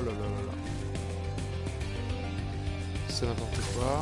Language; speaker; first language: French; native; French